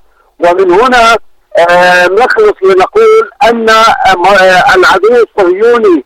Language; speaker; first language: Arabic; native; Arabic